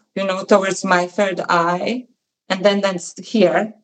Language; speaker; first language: English; non-native, fluent; Polish